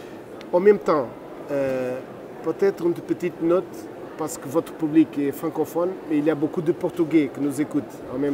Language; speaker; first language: French; non-native, fluent; Portuguese